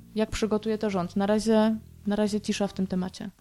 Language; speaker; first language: Polish; native; Polish